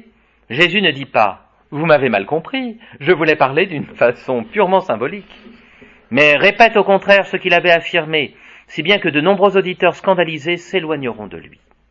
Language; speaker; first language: French; native; French